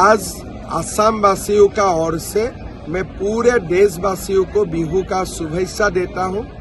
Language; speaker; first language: Hindi; non-native, local second language; Assamese